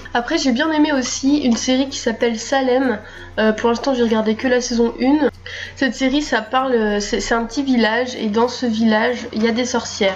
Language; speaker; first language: French; native; French